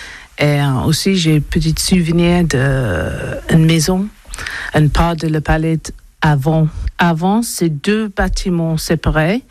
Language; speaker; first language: French; non-native, learner; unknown